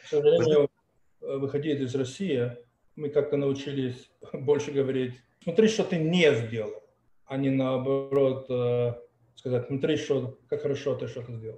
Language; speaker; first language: Russian; early bilingual, heritage; Russian